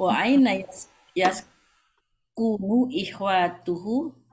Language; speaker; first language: Arabic; non-native, learner; Indonesian